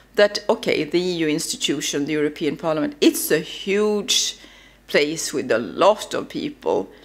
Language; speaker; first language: English; non-native, fluent; Swedish